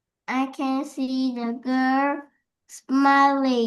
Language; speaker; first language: English; non-native, learner; Vietnamese